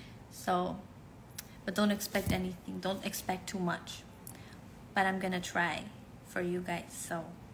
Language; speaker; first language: English; non-native, local second language; Filipino